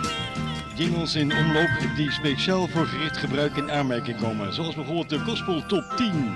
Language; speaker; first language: Dutch; native; Dutch